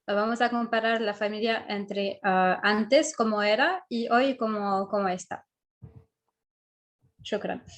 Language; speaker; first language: Spanish; non-native, fluent; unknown